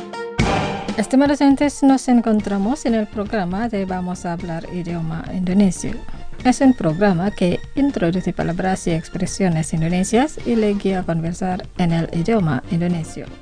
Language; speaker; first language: Spanish; non-native, fluent; Indonesian